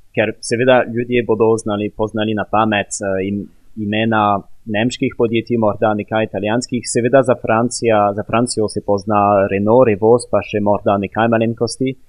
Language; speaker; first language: Slovenian; non-native, fluent; French